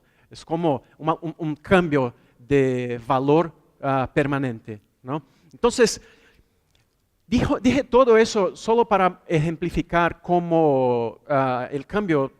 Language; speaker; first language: Spanish; non-native, fluent; Portuguese